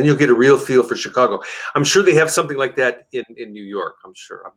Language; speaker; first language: English; native; English